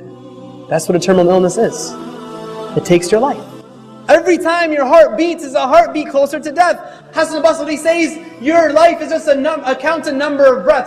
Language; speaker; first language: English; native; English